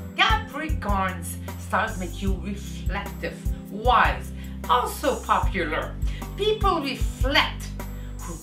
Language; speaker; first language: English; native; English